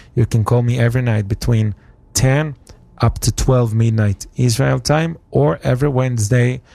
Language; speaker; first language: English; non-native, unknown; Hebrew